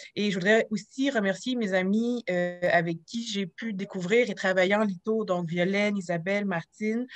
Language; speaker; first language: French; native; French